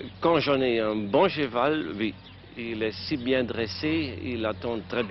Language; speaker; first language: French; non-native, fluent; Dutch